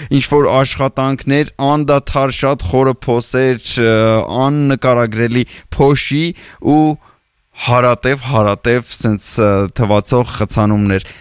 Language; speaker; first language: Armenian; native; Armenian